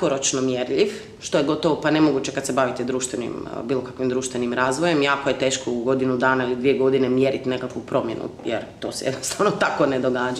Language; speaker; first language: Croatian; native; Croatian